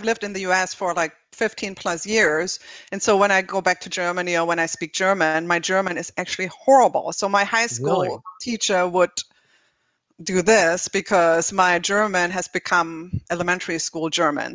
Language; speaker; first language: English; non-native, fluent; German